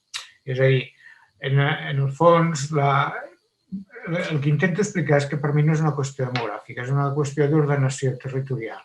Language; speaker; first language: Catalan; native; Catalan